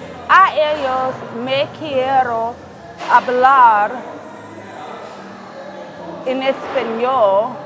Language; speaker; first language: Spanish; non-native, learner; English